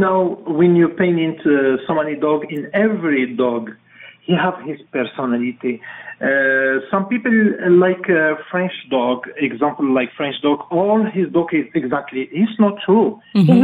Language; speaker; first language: English; non-native, learner; French